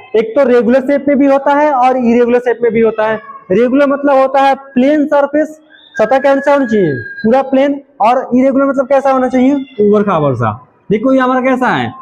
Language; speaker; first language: Hindi; native; Hindi